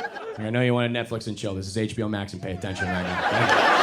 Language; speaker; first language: English; native; English